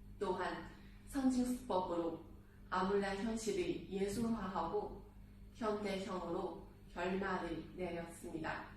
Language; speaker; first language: Korean; non-native, fluent; Chinese